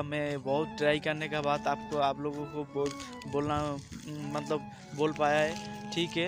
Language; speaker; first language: Hindi; non-native, local second language; Bangla